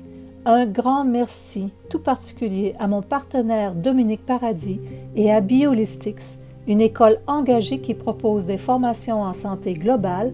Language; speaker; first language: French; native; French